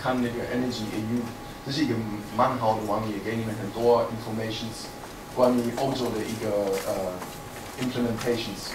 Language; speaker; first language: Chinese; non-native, fluent; German